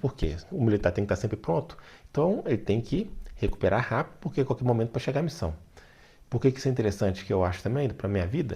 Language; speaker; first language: Portuguese; native; Portuguese